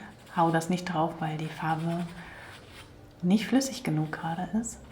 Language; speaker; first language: German; native; German